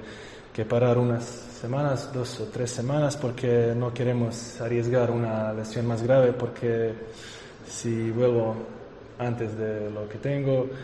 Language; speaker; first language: Spanish; non-native, fluent; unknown